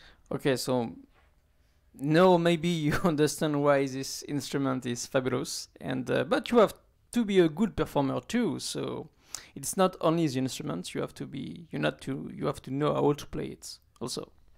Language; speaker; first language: English; non-native, fluent; French